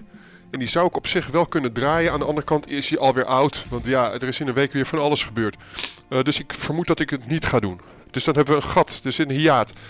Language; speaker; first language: Dutch; native; Dutch